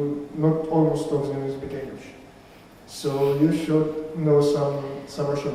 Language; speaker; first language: English; non-native, learner; Arabic